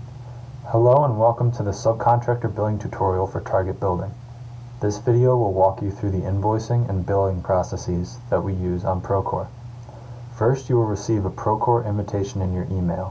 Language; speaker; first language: English; native; English